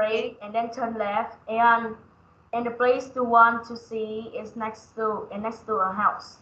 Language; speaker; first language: English; non-native, learner; Vietnamese